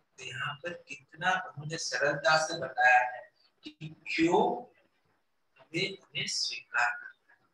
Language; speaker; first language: Hindi; non-native, local second language; Marathi